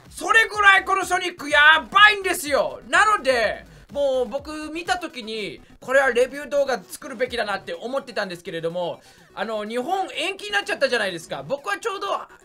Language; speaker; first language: Japanese; non-native, fluent; English